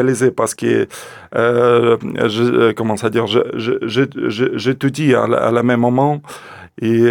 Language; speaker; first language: French; non-native, learner; Russian